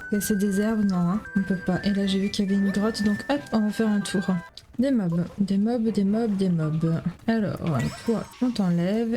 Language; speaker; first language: French; native; French